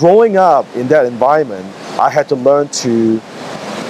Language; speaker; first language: English; non-native, local second language; Cantonese